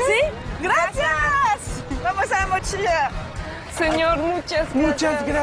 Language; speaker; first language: Spanish; non-native, learner; French